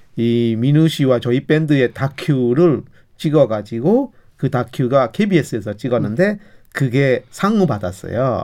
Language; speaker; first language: Korean; non-native, fluent; Burmese